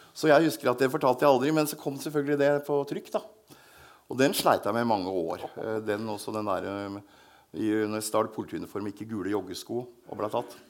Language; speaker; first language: Norwegian; native; Norwegian